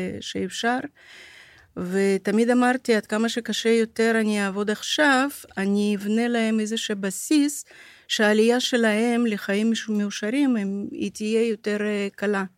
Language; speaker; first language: Hebrew; non-native, fluent; Russian